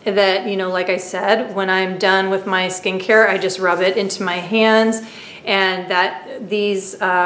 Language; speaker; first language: English; native; English